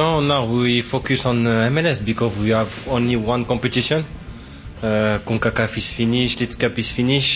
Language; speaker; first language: English; non-native, learner; French